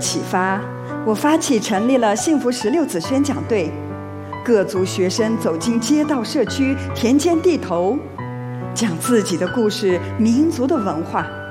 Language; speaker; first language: Chinese; non-native, local second language; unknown